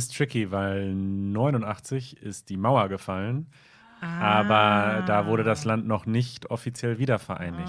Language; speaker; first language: German; native; German